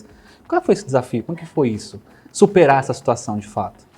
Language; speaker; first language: Portuguese; native; Portuguese